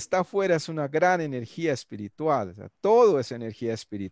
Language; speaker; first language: Spanish; native; Spanish